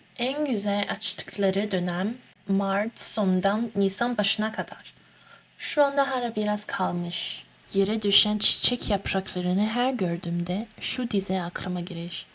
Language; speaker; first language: Turkish; non-native, learner; Chinese